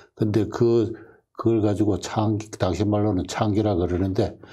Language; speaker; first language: Korean; native; Korean